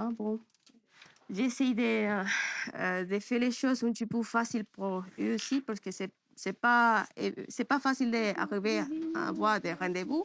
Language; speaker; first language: French; non-native, learner; Spanish